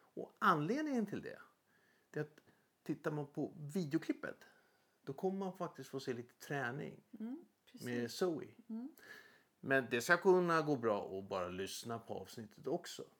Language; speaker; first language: Swedish; native; Swedish